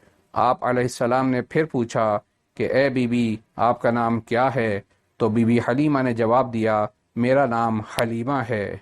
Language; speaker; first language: Urdu; native; Urdu